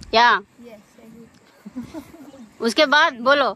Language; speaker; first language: Hindi; non-native, local second language; Telugu